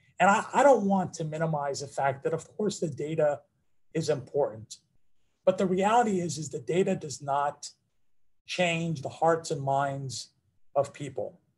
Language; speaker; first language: English; native; English